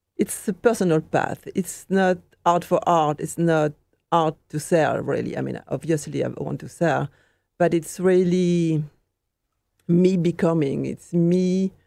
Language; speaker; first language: English; non-native, fluent; French